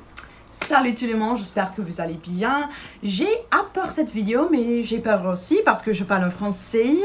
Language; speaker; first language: French; non-native, learner; Dutch